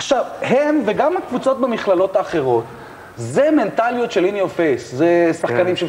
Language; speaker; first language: Hebrew; native; Hebrew